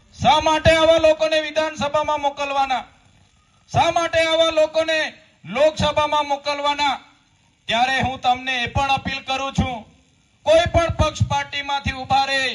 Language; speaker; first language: Gujarati; non-native, local second language; Vasavi